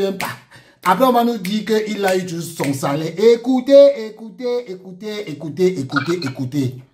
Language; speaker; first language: French; native; French